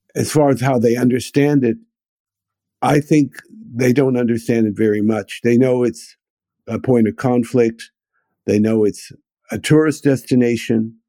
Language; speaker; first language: English; native; English